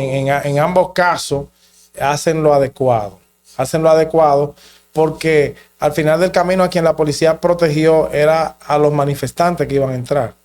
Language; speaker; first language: Spanish; native; Spanish